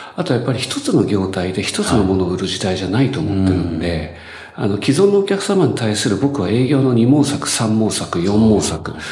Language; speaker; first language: Japanese; native; Japanese